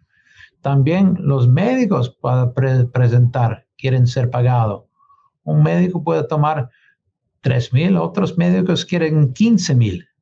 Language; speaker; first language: Spanish; non-native, learner; English